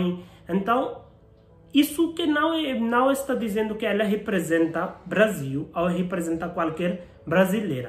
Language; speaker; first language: Portuguese; non-native, learner; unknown